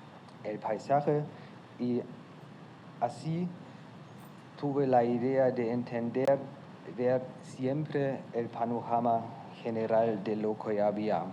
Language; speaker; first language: Spanish; non-native, fluent; German